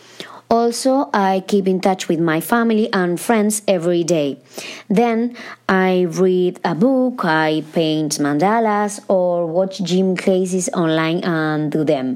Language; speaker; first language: English; non-native, learner; Spanish